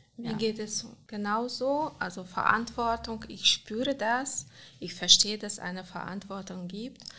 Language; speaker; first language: German; non-native, fluent; Romanian